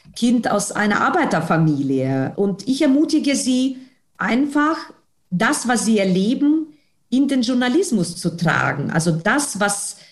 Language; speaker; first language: German; non-native, fluent; Russian